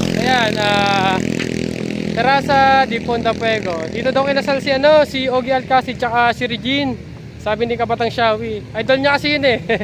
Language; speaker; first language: Filipino; native; Filipino